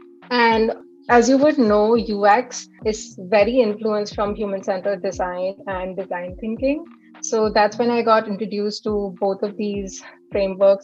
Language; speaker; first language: English; non-native, local second language; Hindi